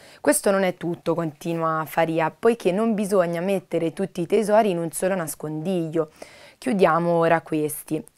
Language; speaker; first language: Italian; native; Italian